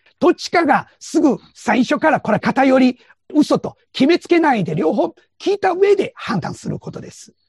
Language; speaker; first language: Japanese; non-native, fluent; Chinese